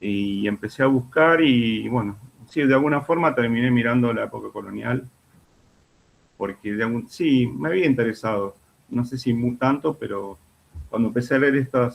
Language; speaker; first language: Spanish; native; Spanish